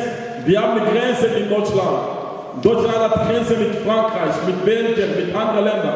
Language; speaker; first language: German; non-native, learner; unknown